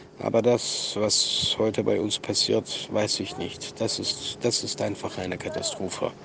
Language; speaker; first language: German; non-native, fluent; Armenian